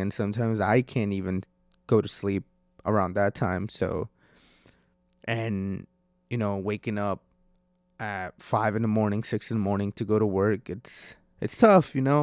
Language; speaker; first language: English; non-native, fluent; Spanish